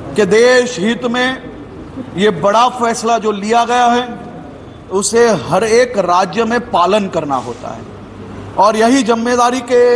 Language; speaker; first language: Hindi; non-native, local second language; Gujarati